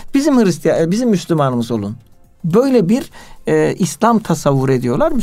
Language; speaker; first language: Turkish; native; Turkish